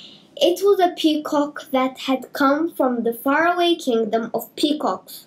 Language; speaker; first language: English; native; English